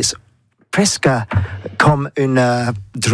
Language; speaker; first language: French; non-native, learner; English